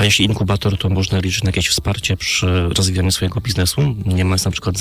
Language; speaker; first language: Polish; native; Polish